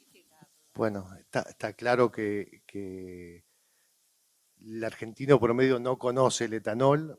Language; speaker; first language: Spanish; native; Spanish